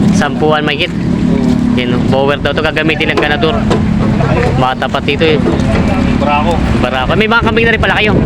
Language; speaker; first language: Filipino; native; Filipino